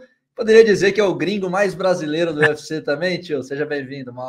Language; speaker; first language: Portuguese; native; Portuguese